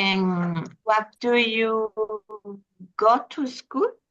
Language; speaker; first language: English; non-native, learner; Spanish